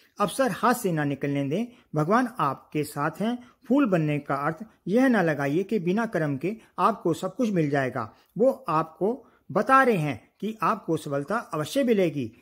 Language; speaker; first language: Hindi; native; Hindi